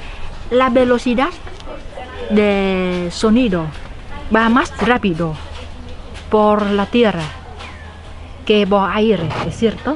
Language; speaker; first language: Spanish; non-native, fluent; Vietnamese